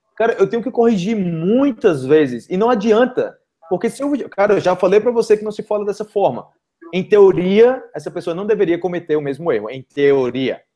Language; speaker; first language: Portuguese; native; Portuguese